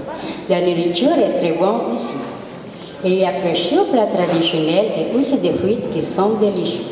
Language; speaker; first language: French; non-native, fluent; Filipino